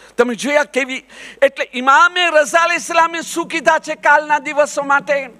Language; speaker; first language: Gujarati; early bilingual, heritage; Gujarati